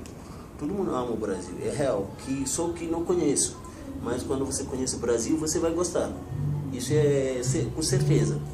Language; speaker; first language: Portuguese; non-native, learner; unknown